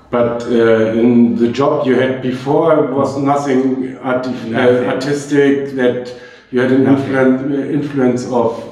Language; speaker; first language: English; non-native, fluent; German